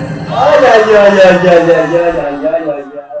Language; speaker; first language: French; native; French